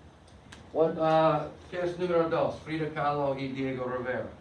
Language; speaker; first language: Spanish; non-native, fluent; English